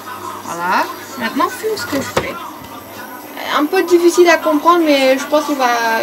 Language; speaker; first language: French; non-native, local second language; Morisyen